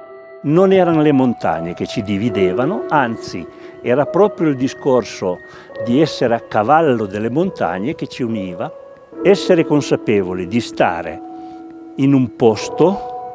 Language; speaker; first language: Italian; native; Italian